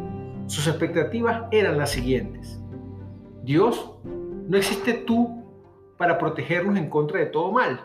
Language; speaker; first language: Spanish; native; Spanish